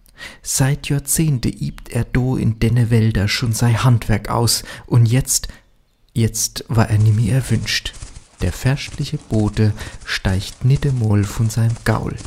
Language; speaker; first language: German; native; German